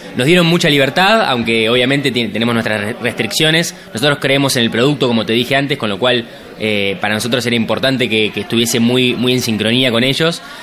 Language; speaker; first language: Spanish; native; Spanish